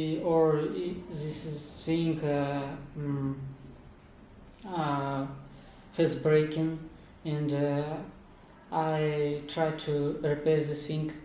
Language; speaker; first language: English; non-native, learner; Kazakh